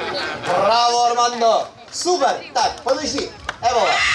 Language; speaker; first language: Russian; non-native, learner; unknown